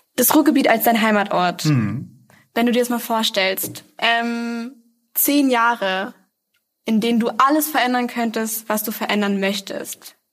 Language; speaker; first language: German; native; German